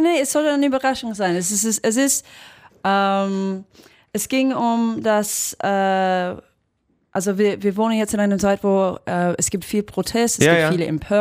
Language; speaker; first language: German; non-native, fluent; English